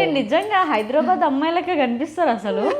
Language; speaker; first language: Telugu; native; Telugu